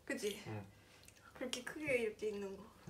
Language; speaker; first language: Korean; non-native, fluent; Japanese